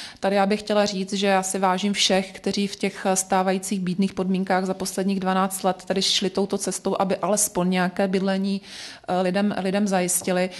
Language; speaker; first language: Czech; native; Czech